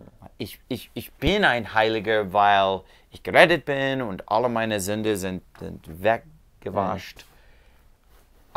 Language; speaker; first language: German; non-native, learner; English